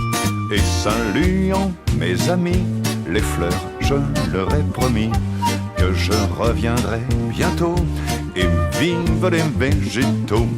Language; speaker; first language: French; native; French